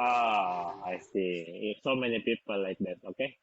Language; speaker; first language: English; non-native, fluent; Indonesian